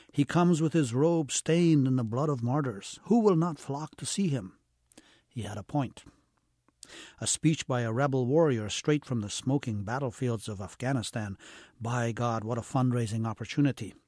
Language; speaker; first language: English; early bilingual, heritage; English